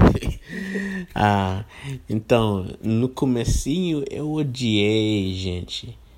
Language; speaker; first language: Portuguese; non-native, fluent; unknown